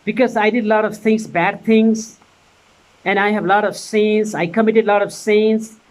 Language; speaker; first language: English; non-native, local second language; Nepali